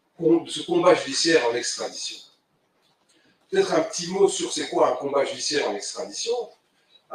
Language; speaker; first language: French; native; French